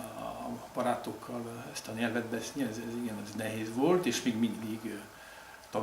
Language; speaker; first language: Hungarian; non-native, learner; French